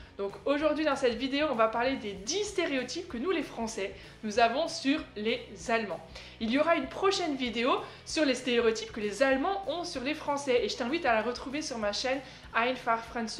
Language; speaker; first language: French; native; French